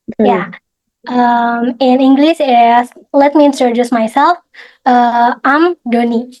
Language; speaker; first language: English; non-native, fluent; Indonesian